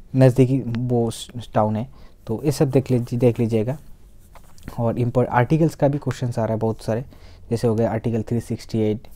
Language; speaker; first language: Hindi; non-native, local second language; Bangla